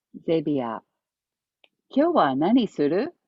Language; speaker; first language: Japanese; non-native, fluent; English